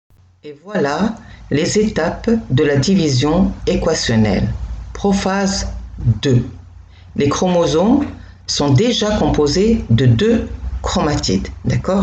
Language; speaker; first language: French; non-native, local second language; Arabic